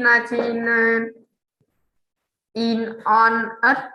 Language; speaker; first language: English; non-native, learner; Vietnamese